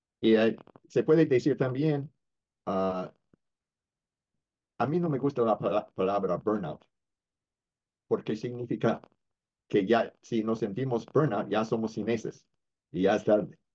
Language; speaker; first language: Spanish; non-native, fluent; English